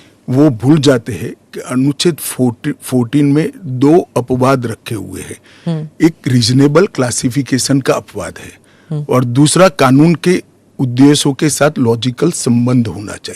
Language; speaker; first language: Hindi; non-native, local second language; Gujarati